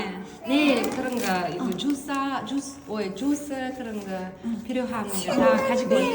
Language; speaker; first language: Korean; non-native, learner; Kazakh